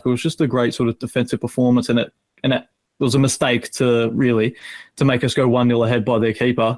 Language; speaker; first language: English; native; English